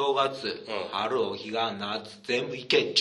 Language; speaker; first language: Japanese; native; Japanese